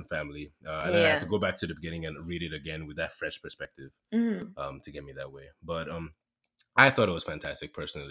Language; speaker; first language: English; non-native, local second language; Yoruba